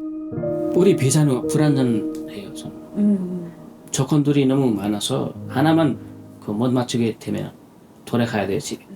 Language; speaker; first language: Korean; non-native, learner; Nepali